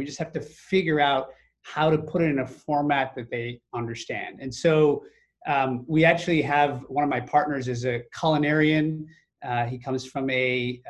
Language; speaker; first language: English; native; English